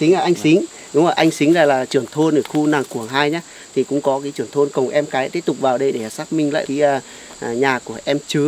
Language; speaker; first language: Vietnamese; native; Vietnamese